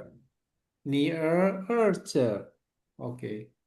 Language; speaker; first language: Chinese; non-native, learner; Indonesian